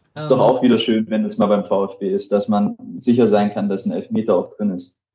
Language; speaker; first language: German; native; German